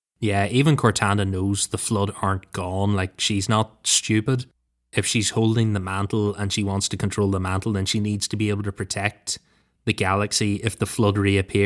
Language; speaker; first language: English; native; English